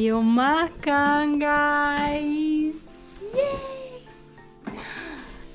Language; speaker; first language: Indonesian; non-native, learner; Serbian